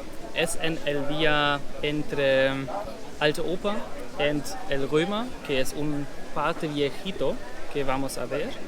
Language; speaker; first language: Spanish; non-native, learner; German